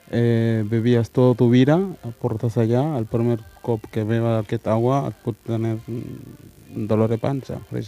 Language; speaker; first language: Catalan; early bilingual, other home language; Wolof